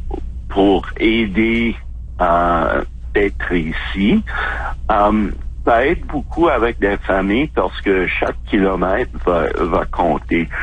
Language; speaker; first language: French; non-native, fluent; English